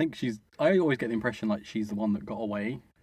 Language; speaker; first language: English; native; English